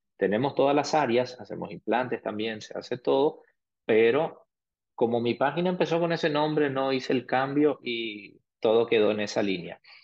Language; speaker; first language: Spanish; early bilingual, other home language; Arabic